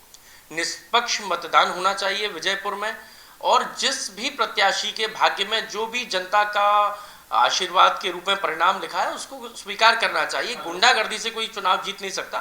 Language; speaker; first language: Hindi; native; Hindi